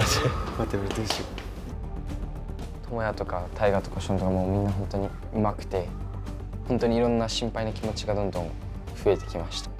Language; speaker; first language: Japanese; native; Japanese